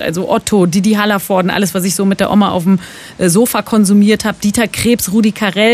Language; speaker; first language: German; native; German